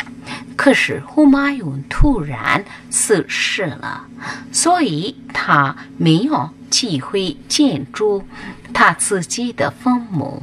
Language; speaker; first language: Chinese; non-native, fluent; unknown